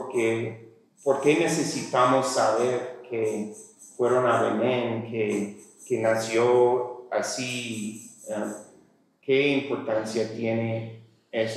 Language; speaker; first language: Spanish; non-native, fluent; English